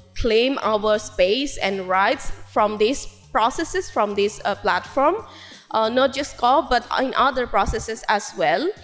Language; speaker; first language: English; non-native, local second language; Kok Borok